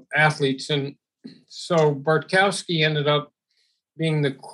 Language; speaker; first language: English; native; English